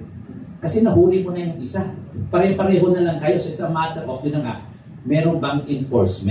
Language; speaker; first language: Filipino; native; Filipino